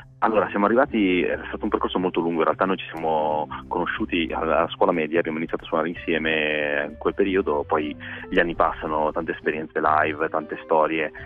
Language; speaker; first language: Italian; native; Italian